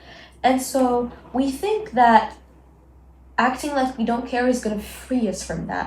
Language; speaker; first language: English; non-native, local second language; Arabic